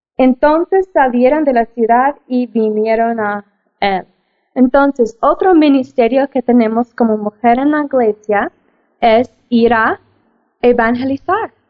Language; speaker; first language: Spanish; non-native, fluent; English